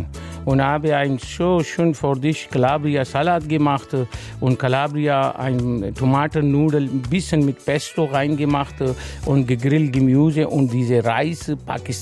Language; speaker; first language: German; non-native, learner; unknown